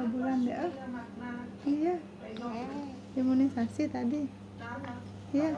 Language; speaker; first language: Indonesian; native; Indonesian